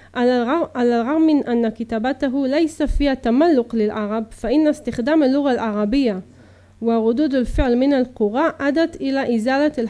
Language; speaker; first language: Arabic; early bilingual, heritage; Arabic